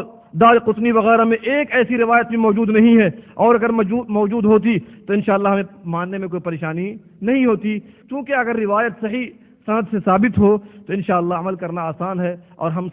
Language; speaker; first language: Urdu; native; Urdu